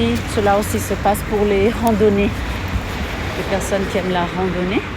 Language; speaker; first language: French; non-native, fluent; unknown